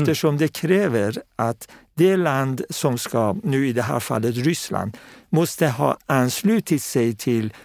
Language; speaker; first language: Swedish; non-native, fluent; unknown